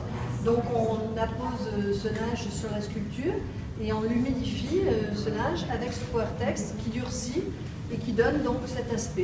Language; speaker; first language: French; native; French